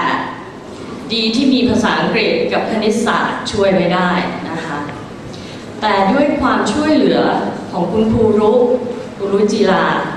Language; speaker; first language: Thai; early bilingual, other home language; English